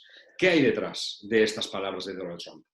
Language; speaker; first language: Spanish; native; Spanish